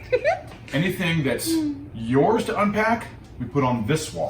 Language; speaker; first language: English; native; English